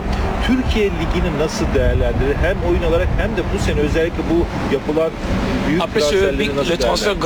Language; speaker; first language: Turkish; native; Turkish